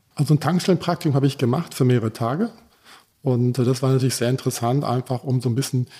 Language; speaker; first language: German; early bilingual, heritage; German